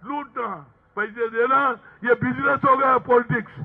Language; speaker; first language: Hindi; non-native, local second language; Telugu